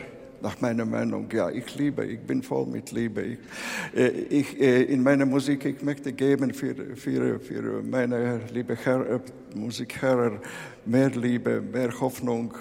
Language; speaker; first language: German; non-native, learner; Latvian